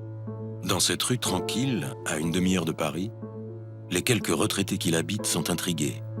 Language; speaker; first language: French; native; French